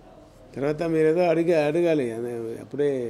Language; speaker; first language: Telugu; non-native, learner; Tamil